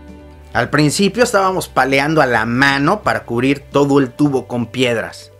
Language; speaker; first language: Spanish; native; Spanish